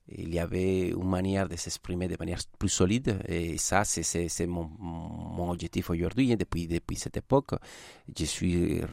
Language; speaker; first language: French; non-native, fluent; Spanish